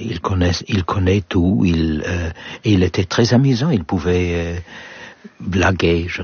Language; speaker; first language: French; non-native, learner; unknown